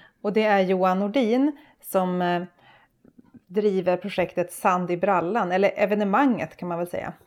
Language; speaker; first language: Swedish; native; Swedish